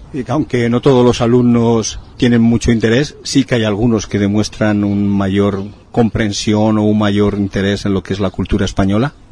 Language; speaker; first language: Spanish; native; Spanish